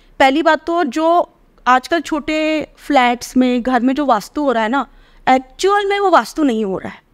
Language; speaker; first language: Hindi; native; Hindi